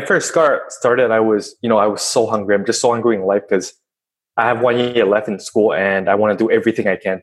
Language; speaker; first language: English; non-native, fluent; Chinese